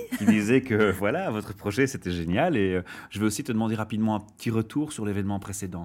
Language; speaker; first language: French; native; French